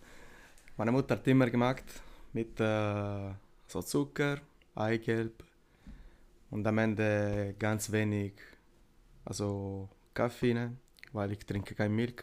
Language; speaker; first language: German; non-native, learner; Italian